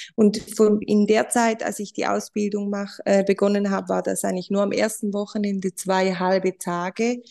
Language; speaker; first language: German; non-native, fluent; Spanish